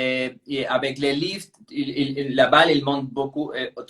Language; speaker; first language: French; non-native, fluent; Spanish